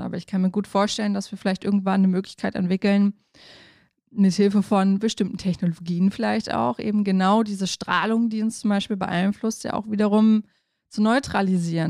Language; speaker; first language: German; native; German